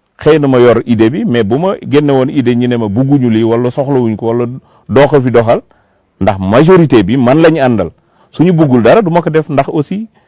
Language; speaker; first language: Wolof; non-native, local second language; Fula